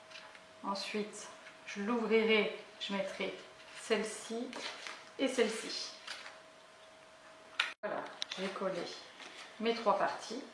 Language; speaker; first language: French; native; French